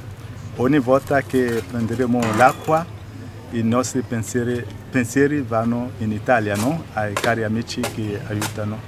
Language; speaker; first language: Italian; non-native, fluent; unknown